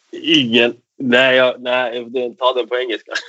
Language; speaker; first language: Swedish; non-native, fluent; Persian